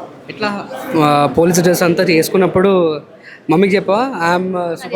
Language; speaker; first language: Telugu; native; Telugu